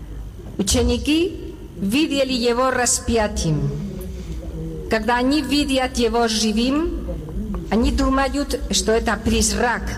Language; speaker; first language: Russian; non-native, learner; Spanish